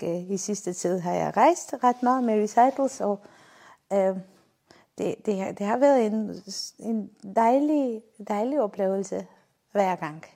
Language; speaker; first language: Danish; non-native, fluent; Armenian